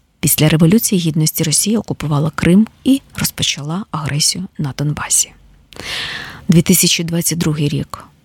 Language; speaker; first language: Ukrainian; native; Ukrainian